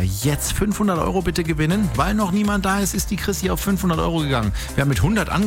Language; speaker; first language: German; native; German